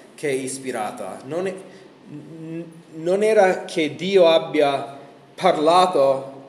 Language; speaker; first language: Italian; non-native, fluent; English